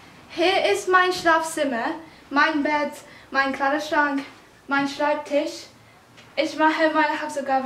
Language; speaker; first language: German; non-native, learner; English